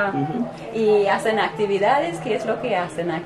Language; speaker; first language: Spanish; non-native, fluent; English